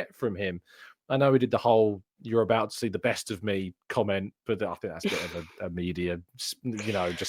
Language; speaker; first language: English; native; English